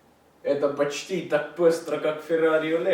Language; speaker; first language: Russian; non-native, learner; Estonian